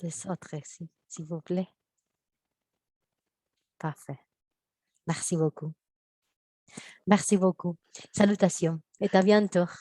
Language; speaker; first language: French; non-native, fluent; Spanish